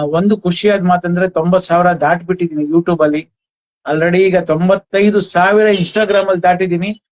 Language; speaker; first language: Kannada; non-native, local second language; Konkani